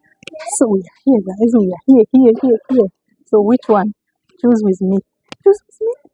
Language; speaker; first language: English; non-native, fluent; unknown